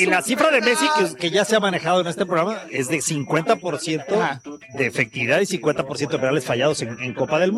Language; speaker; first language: Spanish; native; Spanish